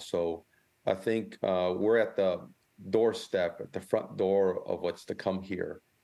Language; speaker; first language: English; early bilingual, other home language; Spanish